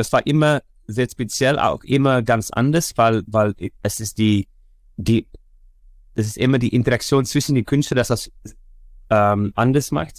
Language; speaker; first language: German; non-native, fluent; Dutch